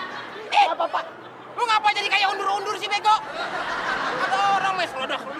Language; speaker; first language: Indonesian; native; Indonesian